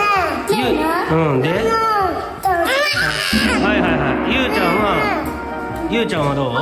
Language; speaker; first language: Japanese; native; Japanese